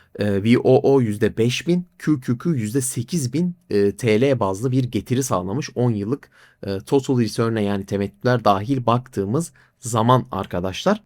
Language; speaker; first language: Turkish; native; Turkish